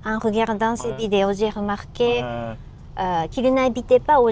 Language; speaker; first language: French; non-native, learner; Japanese